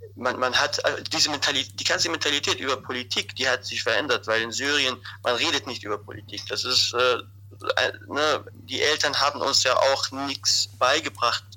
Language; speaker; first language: German; non-native, fluent; Arabic